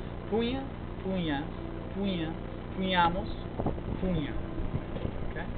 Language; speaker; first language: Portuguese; non-native, learner; English